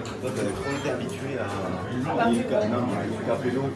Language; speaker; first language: French; non-native, local second language; Armenian